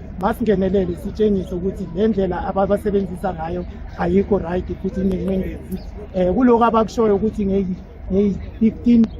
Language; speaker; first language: Zulu; native; Zulu